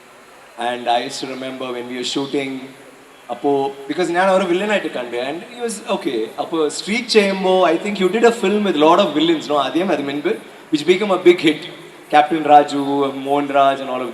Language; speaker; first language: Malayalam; non-native, learner; Tamil